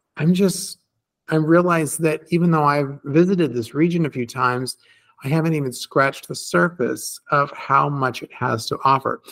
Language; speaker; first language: English; native; English